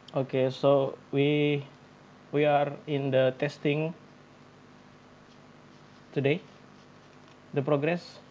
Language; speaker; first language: English; non-native, learner; Indonesian